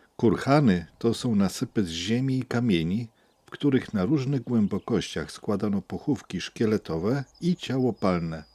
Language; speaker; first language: Polish; native; Polish